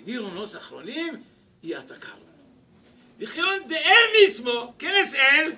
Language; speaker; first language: Spanish; non-native, learner; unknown